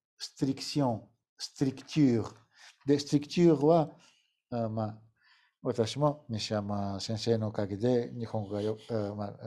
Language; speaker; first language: Japanese; non-native, fluent; Bulgarian